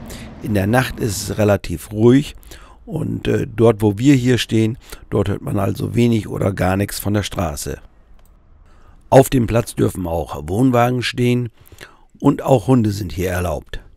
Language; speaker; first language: German; native; German